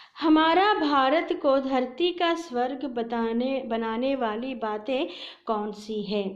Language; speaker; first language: Hindi; non-native, local second language; Telugu